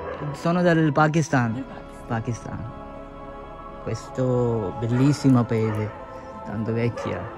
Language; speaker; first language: Italian; non-native, learner; Urdu